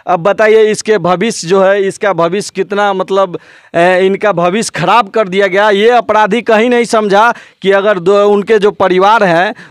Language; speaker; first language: Hindi; native; Hindi